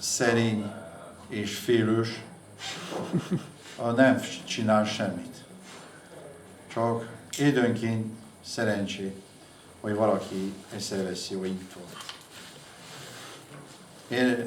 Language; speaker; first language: Hungarian; non-native, fluent; French